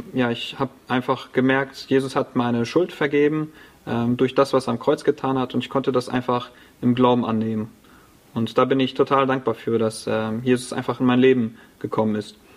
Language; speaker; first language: German; early bilingual, other home language; Latvian